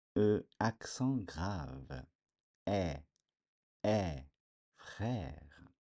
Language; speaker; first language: French; native; French